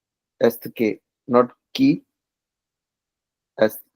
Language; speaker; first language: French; non-native, learner; Punjabi